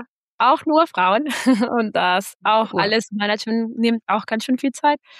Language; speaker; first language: German; non-native, fluent; Spanish